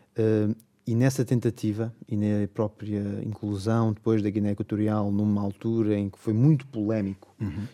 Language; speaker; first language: Portuguese; native; Portuguese